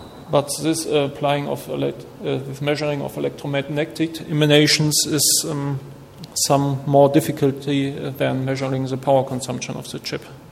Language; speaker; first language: English; non-native, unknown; German